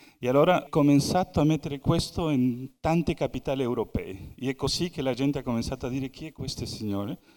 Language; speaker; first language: Italian; non-native, fluent; Spanish